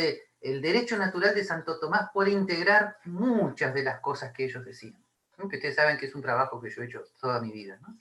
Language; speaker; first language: Spanish; native; Spanish